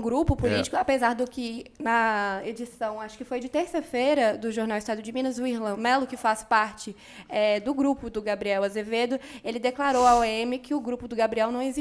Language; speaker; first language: Portuguese; native; Portuguese